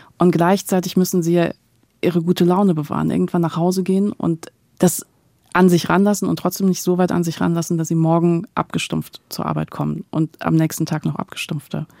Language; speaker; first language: German; native; German